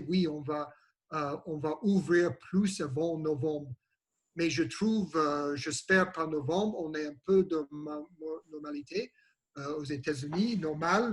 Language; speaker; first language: French; non-native, learner; English